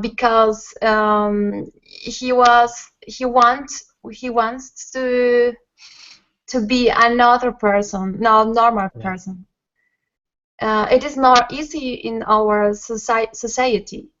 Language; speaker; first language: English; non-native, learner; Spanish